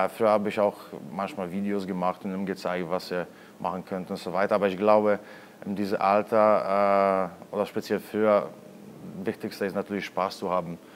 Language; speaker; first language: German; non-native, fluent; Polish